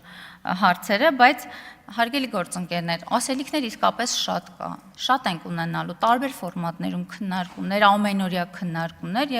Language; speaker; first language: Armenian; native; Armenian